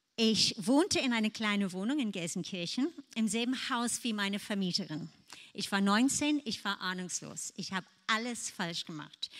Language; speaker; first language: German; non-native, fluent; English